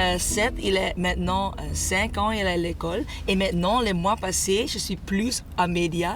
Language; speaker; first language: French; non-native, local second language; Dutch